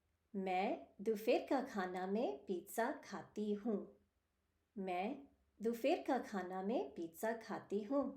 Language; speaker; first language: Hindi; early bilingual, heritage; Hindi